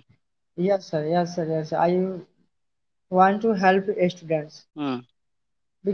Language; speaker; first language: English; non-native, learner; Hindi